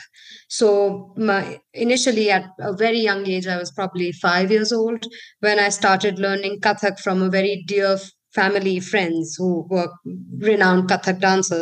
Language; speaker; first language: English; non-native, local second language; Hindi